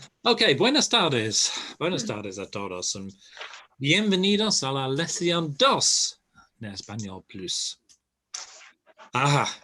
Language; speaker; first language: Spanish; non-native, fluent; English